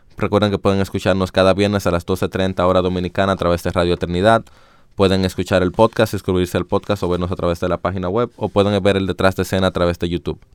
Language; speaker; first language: Spanish; native; Spanish